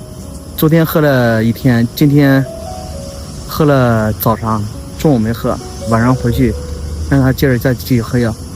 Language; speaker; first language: Chinese; native; Chinese